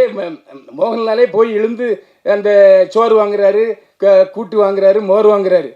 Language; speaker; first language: Tamil; native; Tamil